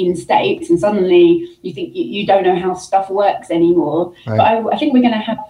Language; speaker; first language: English; native; English